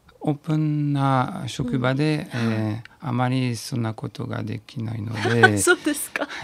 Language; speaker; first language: Japanese; non-native, learner; French